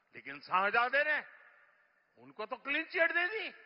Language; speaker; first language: Hindi; non-native, local second language; Gujarati